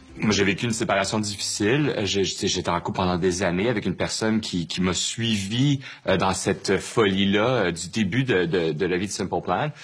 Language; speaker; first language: French; native; French